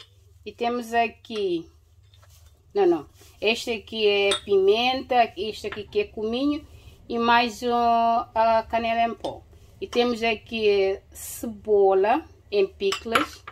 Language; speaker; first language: Portuguese; non-native, local second language; Upper Guinea Crioulo